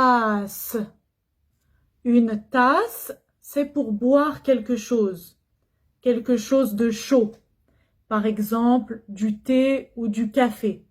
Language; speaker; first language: French; non-native, fluent; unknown